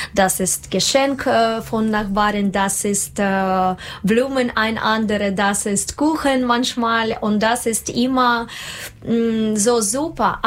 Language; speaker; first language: German; non-native, learner; Russian